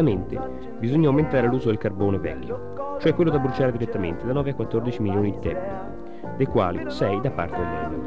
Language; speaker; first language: Italian; native; Italian